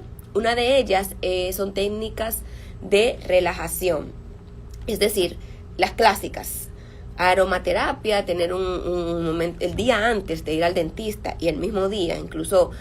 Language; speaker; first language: Spanish; native; Spanish